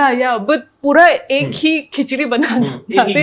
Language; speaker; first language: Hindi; non-native, local second language; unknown